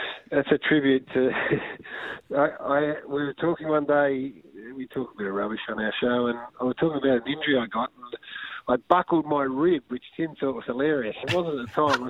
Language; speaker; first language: English; native; English